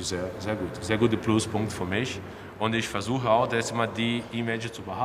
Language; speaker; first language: German; early bilingual, heritage; Portuguese